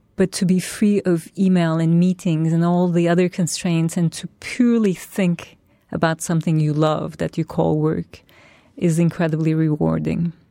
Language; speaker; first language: English; non-native, fluent; Turkish